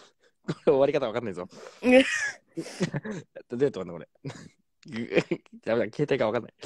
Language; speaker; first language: Japanese; native; Japanese